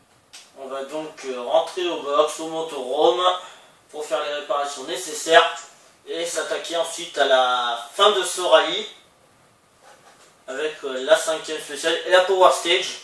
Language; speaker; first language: French; native; French